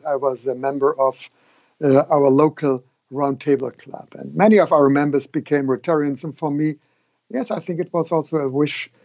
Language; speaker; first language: English; non-native, fluent; German